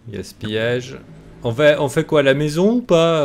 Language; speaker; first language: French; native; French